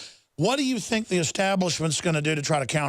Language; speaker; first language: English; native; English